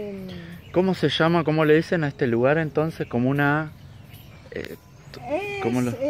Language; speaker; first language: Spanish; native; Spanish